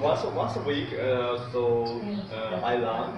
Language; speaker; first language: English; non-native, learner; Japanese